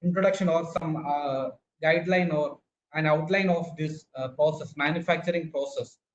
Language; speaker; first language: English; non-native, local second language; Malayalam